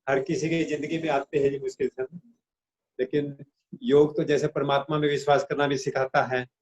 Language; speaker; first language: Hindi; native; Hindi